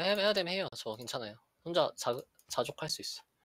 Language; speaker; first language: Korean; native; Korean